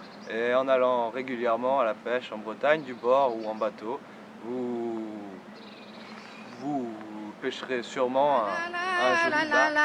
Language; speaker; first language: French; native; French